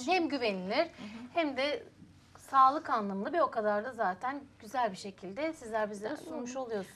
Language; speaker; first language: Turkish; native; Turkish